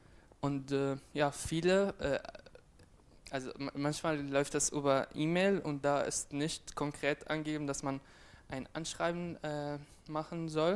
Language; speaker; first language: German; non-native, fluent; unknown